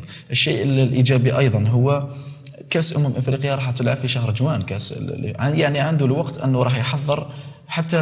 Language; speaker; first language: Arabic; native; Arabic